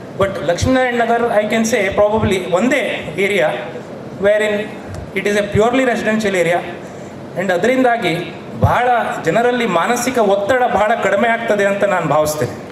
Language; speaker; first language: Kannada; non-native, local second language; Konkani